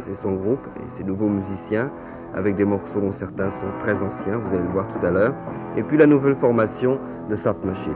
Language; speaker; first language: French; native; French